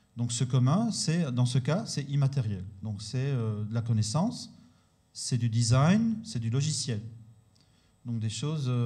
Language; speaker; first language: French; native; French